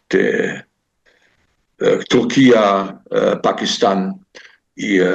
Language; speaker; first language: Spanish; non-native, fluent; German